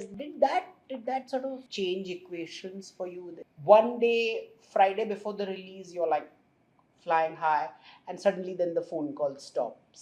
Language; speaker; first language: English; non-native, local second language; Hindi